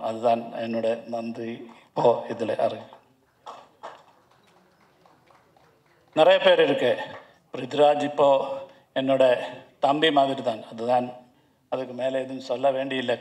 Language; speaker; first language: Tamil; non-native, learner; Malayalam